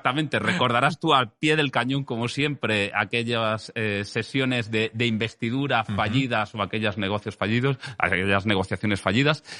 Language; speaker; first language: Spanish; native; Spanish